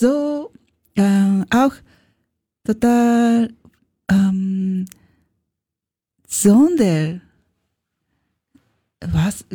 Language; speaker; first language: German; non-native, learner; Japanese